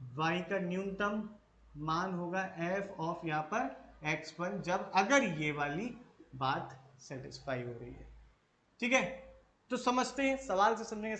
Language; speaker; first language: Hindi; native; Hindi